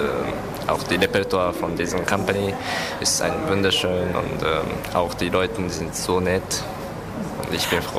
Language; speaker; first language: German; non-native, learner; Japanese